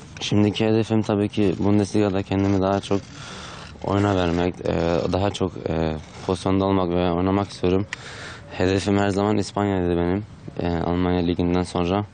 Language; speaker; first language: Turkish; early bilingual, heritage; Turkish